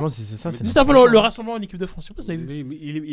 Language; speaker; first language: French; native; French